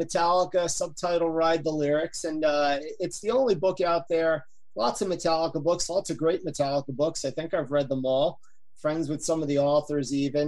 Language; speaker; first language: English; native; English